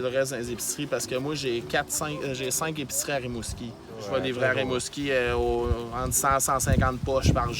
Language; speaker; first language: French; native; French